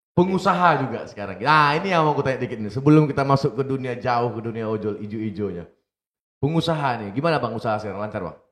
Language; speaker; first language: Indonesian; native; Indonesian